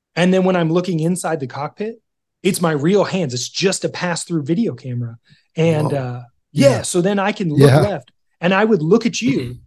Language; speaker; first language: English; native; English